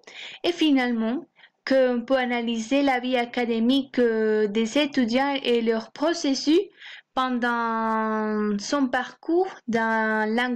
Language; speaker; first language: French; non-native, fluent; Spanish